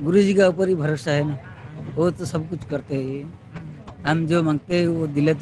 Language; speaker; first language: Hindi; non-native, local second language; Odia